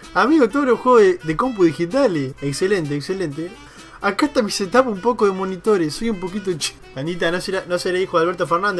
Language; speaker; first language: Spanish; native; Spanish